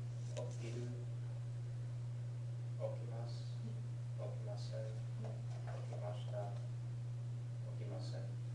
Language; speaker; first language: Japanese; non-native, learner; English